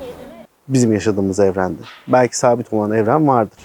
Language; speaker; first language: Turkish; native; Turkish